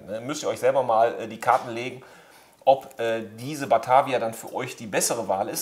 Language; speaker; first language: German; native; German